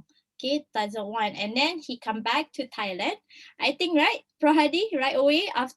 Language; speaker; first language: English; non-native, local second language; Malay